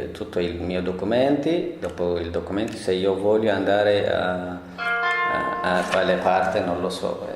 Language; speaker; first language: Italian; non-native, learner; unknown